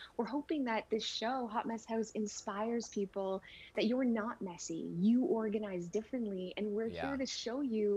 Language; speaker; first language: English; native; English